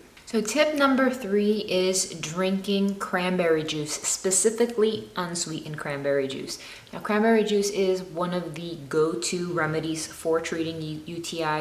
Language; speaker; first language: English; native; English